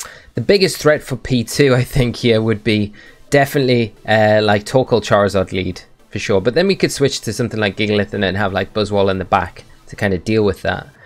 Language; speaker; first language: English; native; English